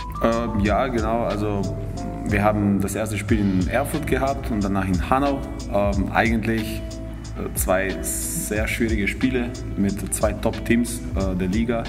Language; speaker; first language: German; non-native, fluent; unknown